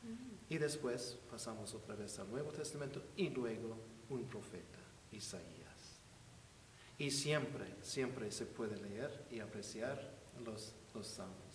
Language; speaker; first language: Spanish; non-native, fluent; English